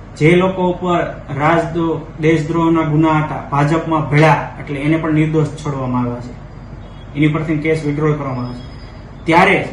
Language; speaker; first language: Gujarati; native; Gujarati